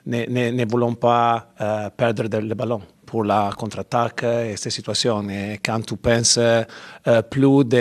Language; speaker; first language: French; non-native, learner; Italian